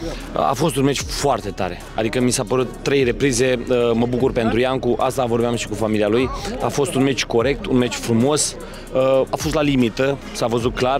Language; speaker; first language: Romanian; native; Romanian